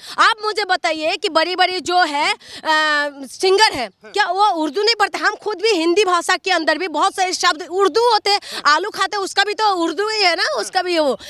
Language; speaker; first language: Hindi; non-native, local second language; Assamese